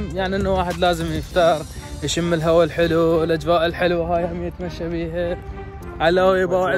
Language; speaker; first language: Arabic; native; Arabic